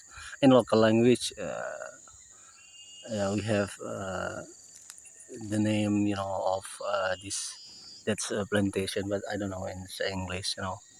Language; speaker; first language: English; non-native, learner; Indonesian